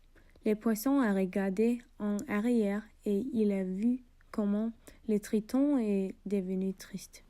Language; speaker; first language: French; non-native, learner; English